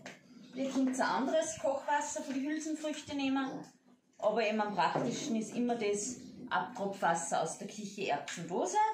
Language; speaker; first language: German; native; German